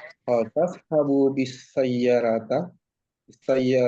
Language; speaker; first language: Arabic; non-native, learner; Indonesian